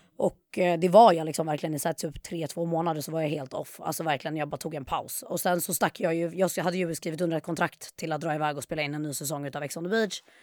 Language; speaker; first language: Swedish; native; Swedish